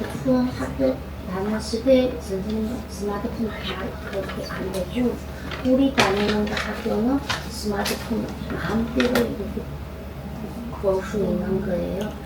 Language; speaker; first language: Korean; non-native, learner; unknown